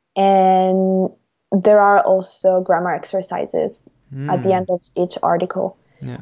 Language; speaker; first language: English; non-native, fluent; Italian